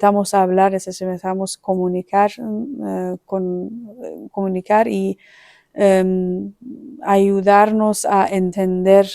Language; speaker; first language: Spanish; non-native, fluent; Persian